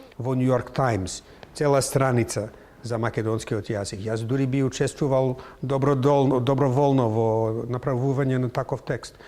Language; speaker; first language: Macedonian; non-native, fluent; English